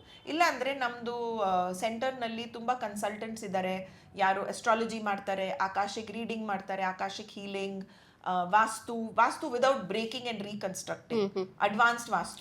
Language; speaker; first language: Kannada; non-native, local second language; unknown